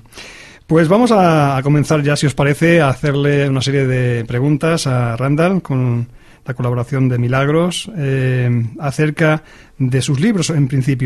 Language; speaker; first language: Spanish; native; Spanish